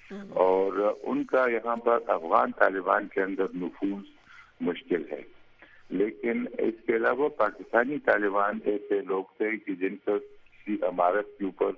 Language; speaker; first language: Urdu; native; Urdu